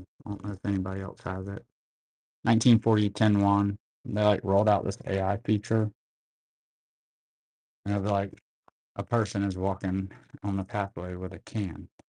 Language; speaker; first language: English; native; English